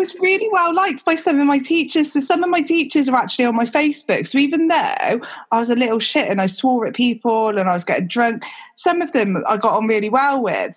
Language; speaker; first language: English; native; English